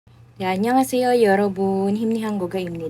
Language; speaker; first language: Korean; non-native, fluent; Filipino